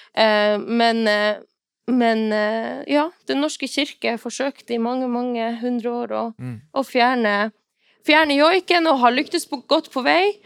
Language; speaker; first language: Norwegian; non-native, local second language; Northern Sami